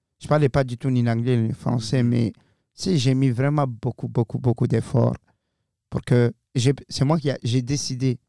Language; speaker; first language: French; non-native, fluent; Arabic